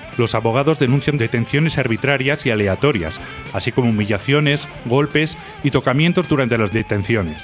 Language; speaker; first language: Spanish; native; Spanish